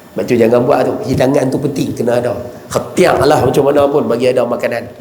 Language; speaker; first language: Malay; native; Malay